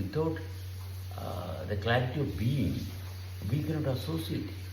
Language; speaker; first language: English; non-native, local second language; Malayalam